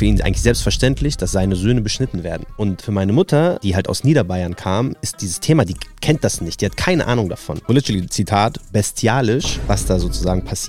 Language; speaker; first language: German; native; German